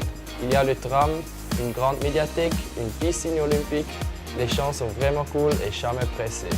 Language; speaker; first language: French; non-native, fluent; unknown